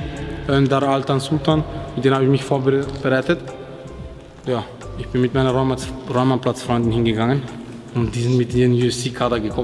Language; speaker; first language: German; native; German